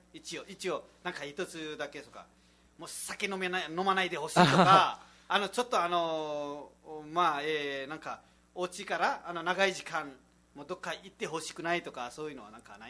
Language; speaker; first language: Japanese; non-native, fluent; Nepali